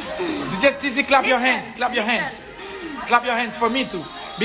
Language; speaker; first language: English; non-native, learner; Haitian Creole